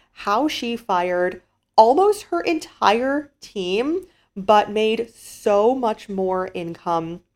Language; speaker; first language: English; native; English